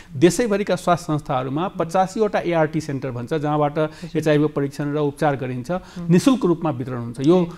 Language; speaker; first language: Nepali; non-native, local second language; Maithili